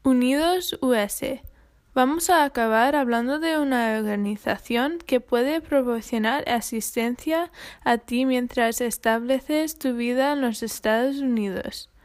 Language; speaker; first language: Spanish; non-native, learner; English